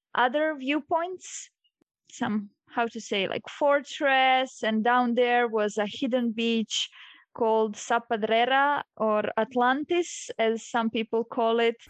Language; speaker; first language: English; non-native, fluent; Croatian